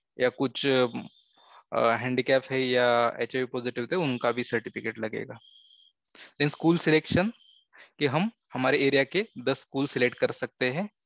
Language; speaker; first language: Hindi; non-native, local second language; Marathi